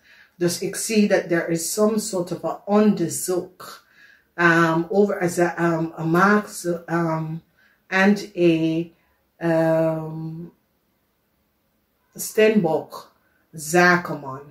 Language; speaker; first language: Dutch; non-native, learner; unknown